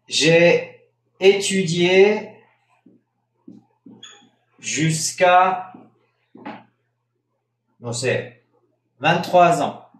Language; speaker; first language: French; non-native, fluent; Spanish